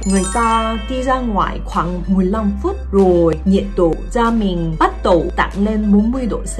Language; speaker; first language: Vietnamese; non-native, fluent; Korean